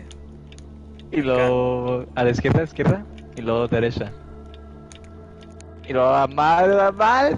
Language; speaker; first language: Spanish; early bilingual, other home language; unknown